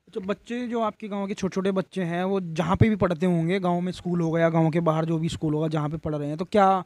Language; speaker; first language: Hindi; native; Hindi